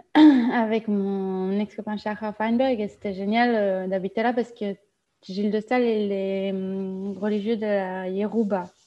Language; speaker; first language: French; non-native, fluent; Hebrew